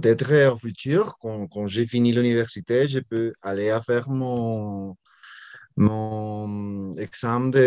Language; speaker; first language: French; non-native, learner; Spanish